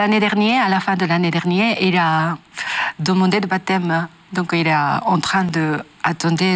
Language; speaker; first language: French; non-native, learner; Japanese